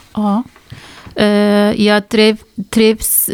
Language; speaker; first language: Swedish; non-native, learner; Arabic